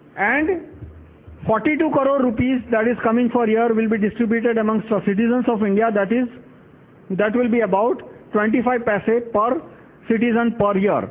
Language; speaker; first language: English; non-native, local second language; Gujarati